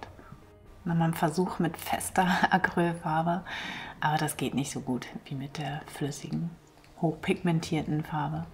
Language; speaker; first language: German; native; German